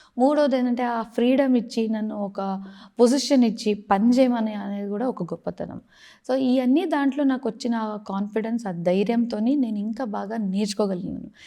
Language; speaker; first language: Telugu; non-native, fluent; Marathi